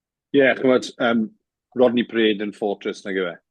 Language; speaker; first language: Welsh; native; Welsh